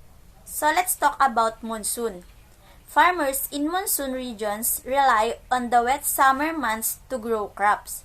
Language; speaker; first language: English; non-native, local second language; Filipino